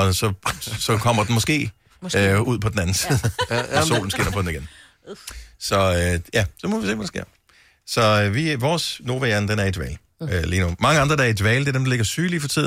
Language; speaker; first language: Danish; native; Danish